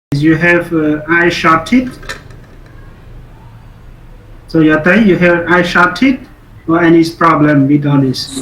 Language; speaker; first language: English; non-native, fluent; Khmer